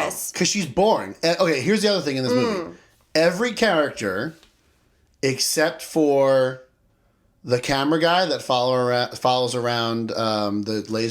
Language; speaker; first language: English; native; English